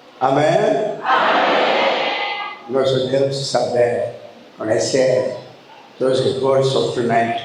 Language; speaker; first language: Portuguese; non-native, learner; Lingala